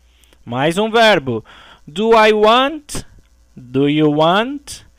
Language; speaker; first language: Portuguese; native; Portuguese